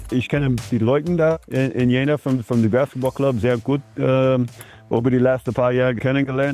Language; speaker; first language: German; non-native, fluent; English